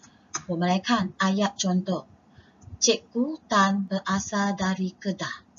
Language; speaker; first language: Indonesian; non-native, local second language; Chinese